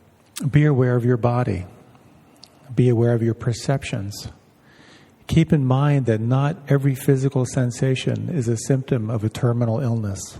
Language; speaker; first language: English; native; English